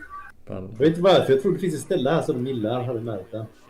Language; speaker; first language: Swedish; native; Swedish